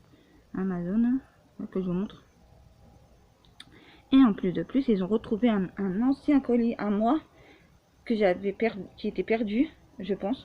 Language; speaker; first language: French; native; French